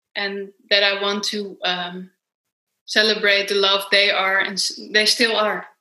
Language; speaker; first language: English; non-native, fluent; Dutch